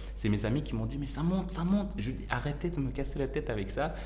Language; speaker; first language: French; non-native, local second language; Arabic